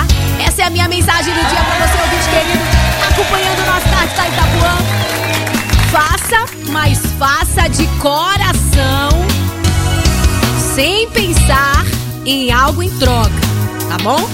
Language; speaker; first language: Portuguese; native; Portuguese